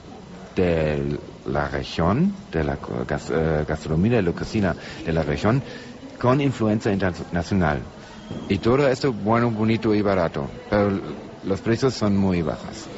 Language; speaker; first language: Spanish; non-native, learner; German